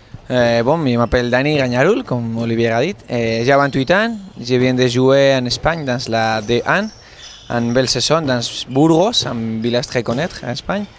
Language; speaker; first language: French; non-native, learner; Spanish